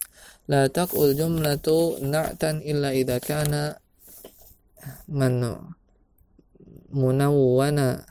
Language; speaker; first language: Arabic; non-native, fluent; Indonesian